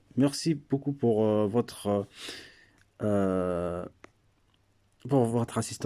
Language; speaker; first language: French; non-native, local second language; Berber languages